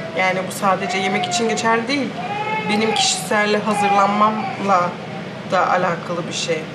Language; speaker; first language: Turkish; early bilingual, heritage; Turkish